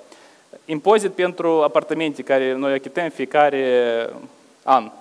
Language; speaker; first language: Romanian; non-native, local second language; Russian